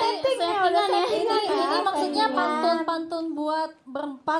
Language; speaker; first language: Indonesian; native; Indonesian